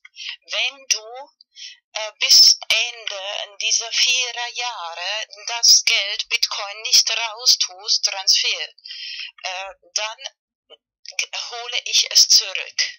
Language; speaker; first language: German; non-native, learner; Spanish